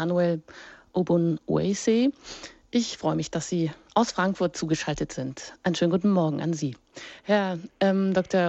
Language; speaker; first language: German; native; German